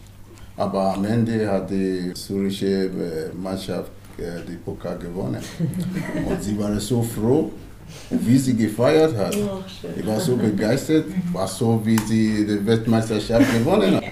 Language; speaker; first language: German; non-native, learner; Spanish